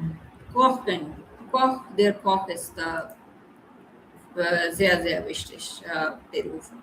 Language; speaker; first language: German; non-native, learner; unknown